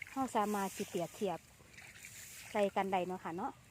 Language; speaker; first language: Thai; native; Thai